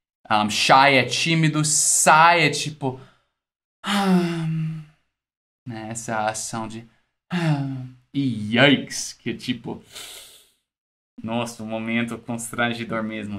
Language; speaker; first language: Portuguese; non-native, fluent; English